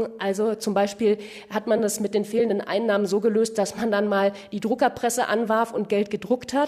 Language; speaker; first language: German; native; German